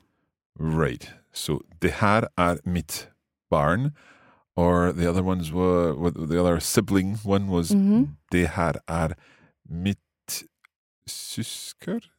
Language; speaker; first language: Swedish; non-native, learner; English